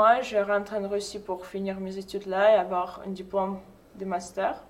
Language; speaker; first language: French; non-native, fluent; Russian